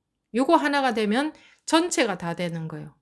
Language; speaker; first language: Korean; native; Korean